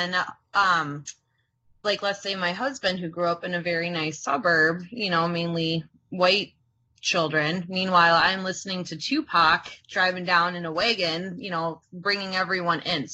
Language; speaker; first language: English; early bilingual, other home language; Croatian